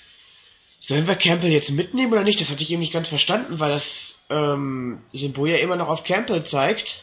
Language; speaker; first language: German; native; German